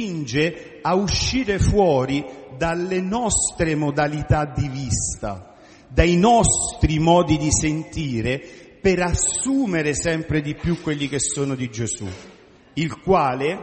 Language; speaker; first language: Italian; native; Italian